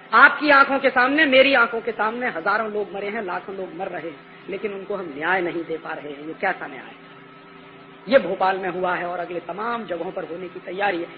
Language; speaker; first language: Hindi; native; Hindi